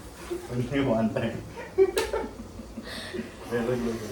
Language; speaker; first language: English; non-native, learner; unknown